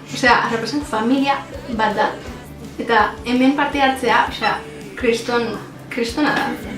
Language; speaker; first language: Basque; non-native, local second language; Spanish